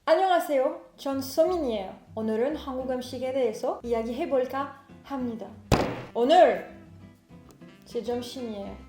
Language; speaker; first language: Korean; non-native, fluent; French